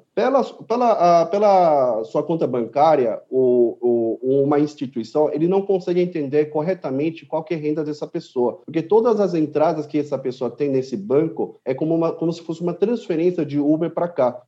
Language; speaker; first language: Portuguese; early bilingual, other home language; Korean